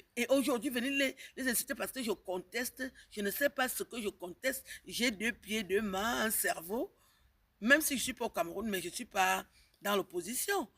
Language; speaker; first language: French; native; French